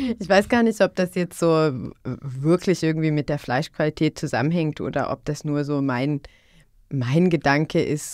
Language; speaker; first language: German; non-native, fluent; Bosnian